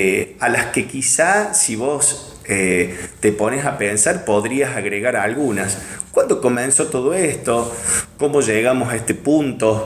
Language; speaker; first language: Spanish; native; Spanish